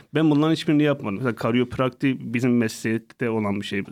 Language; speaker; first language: Turkish; non-native, local second language; Kurdish